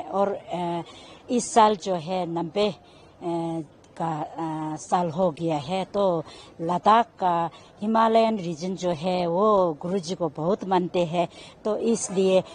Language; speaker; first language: Hindi; non-native, local second language; Tibetan